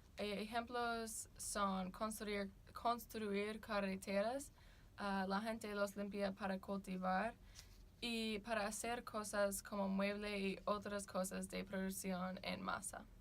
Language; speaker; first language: Spanish; non-native, learner; English